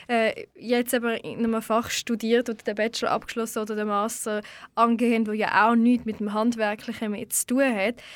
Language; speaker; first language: German; early bilingual, other home language; Swiss German